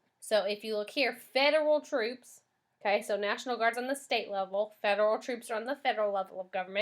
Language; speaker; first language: English; native; English